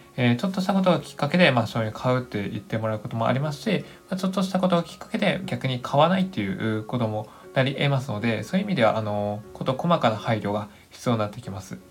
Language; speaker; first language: Japanese; native; Japanese